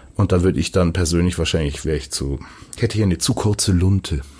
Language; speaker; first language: German; native; German